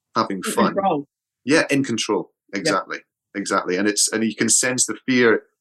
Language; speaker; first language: English; native; English